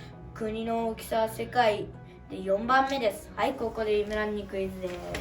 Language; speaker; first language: Japanese; early bilingual, other home language; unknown